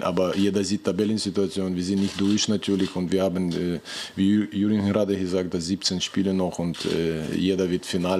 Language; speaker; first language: German; non-native, fluent; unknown